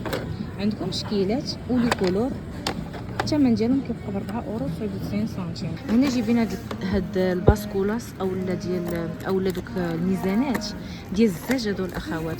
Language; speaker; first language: Arabic; native; Arabic